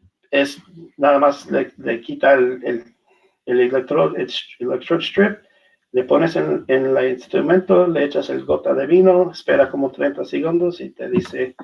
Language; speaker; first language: Spanish; non-native, learner; English